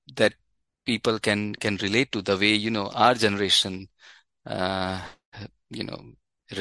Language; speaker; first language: English; non-native, local second language; Gujarati